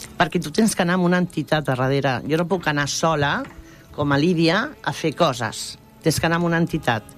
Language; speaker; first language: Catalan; non-native, local second language; Spanish